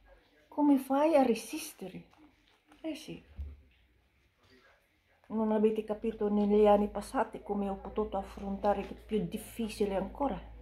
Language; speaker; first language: Italian; non-native, fluent; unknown